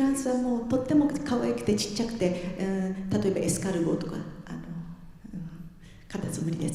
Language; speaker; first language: Japanese; native; Japanese